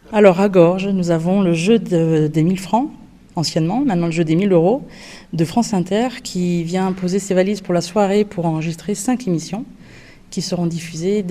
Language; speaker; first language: French; native; French